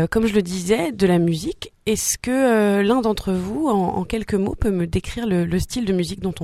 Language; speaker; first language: French; native; French